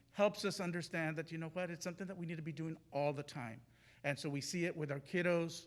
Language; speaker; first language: English; native; English